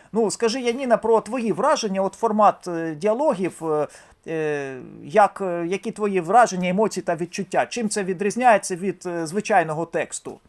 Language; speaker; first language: Ukrainian; native; Ukrainian